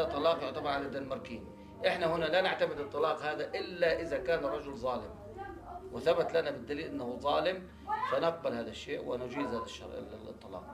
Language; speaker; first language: Arabic; native; Arabic